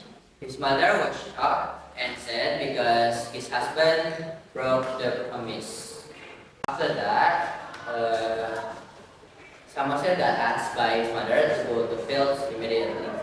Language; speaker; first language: English; non-native, learner; Indonesian